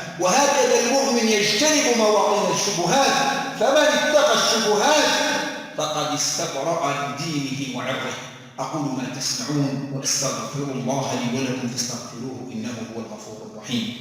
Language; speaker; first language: Arabic; native; Arabic